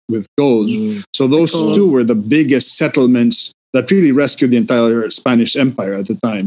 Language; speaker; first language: English; non-native, fluent; Spanish